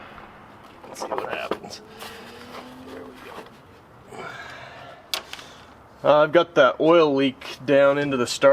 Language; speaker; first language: English; native; English